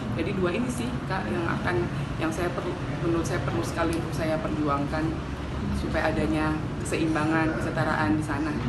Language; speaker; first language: Indonesian; native; Indonesian